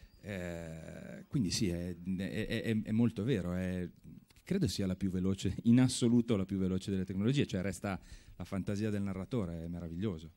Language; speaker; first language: Italian; native; Italian